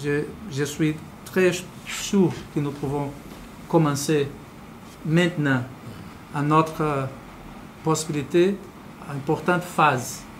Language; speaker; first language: French; non-native, learner; Portuguese